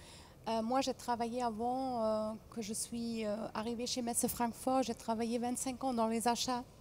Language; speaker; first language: French; non-native, fluent; German